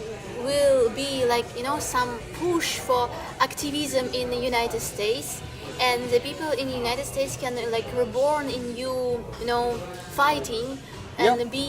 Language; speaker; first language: English; non-native, learner; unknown